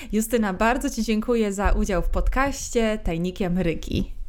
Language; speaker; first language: Polish; native; Polish